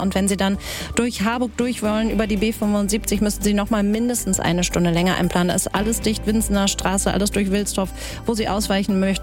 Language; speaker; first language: German; native; German